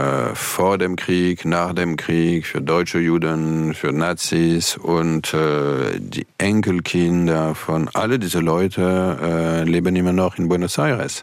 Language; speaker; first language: German; non-native, fluent; French